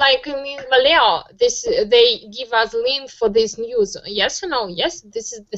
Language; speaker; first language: English; non-native, learner; Russian